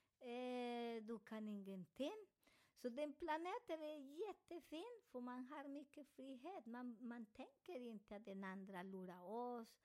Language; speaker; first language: Swedish; non-native, learner; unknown